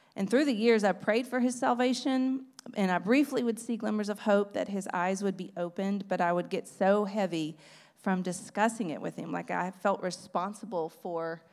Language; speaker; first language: English; native; English